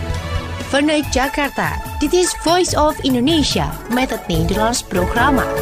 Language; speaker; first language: Dutch; non-native, fluent; Indonesian